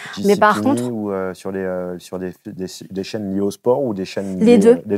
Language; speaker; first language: French; native; French